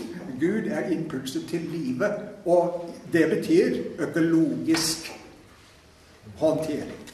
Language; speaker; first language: Norwegian; non-native, fluent; English